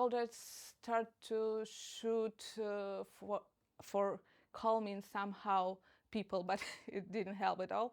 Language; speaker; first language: English; non-native, fluent; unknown